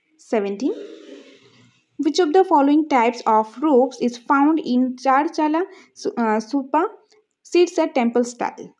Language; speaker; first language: English; non-native, local second language; Bangla